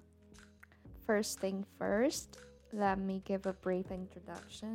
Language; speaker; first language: English; non-native, fluent; Chinese